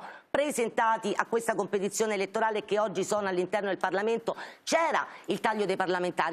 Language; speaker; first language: Italian; native; Italian